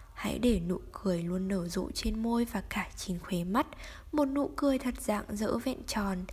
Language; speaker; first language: Vietnamese; native; Vietnamese